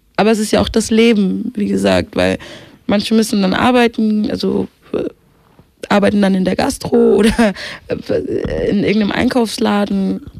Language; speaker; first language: German; early bilingual, other home language; Swahili